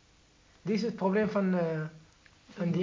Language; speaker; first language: Dutch; non-native, learner; Arabic